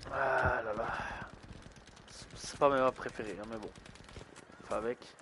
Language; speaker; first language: French; native; French